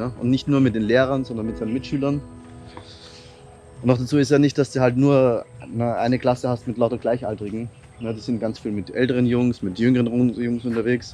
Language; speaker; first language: German; native; German